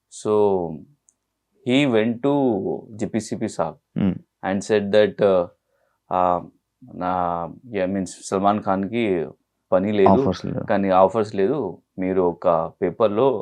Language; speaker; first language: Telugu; non-native, learner; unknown